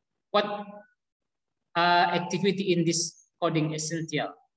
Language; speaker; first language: English; non-native, learner; Indonesian